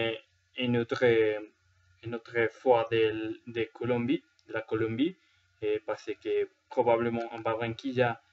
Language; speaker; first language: French; non-native, learner; Spanish